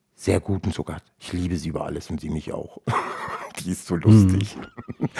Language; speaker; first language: German; non-native, local second language; Romany